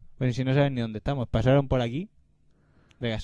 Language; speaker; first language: Spanish; native; Spanish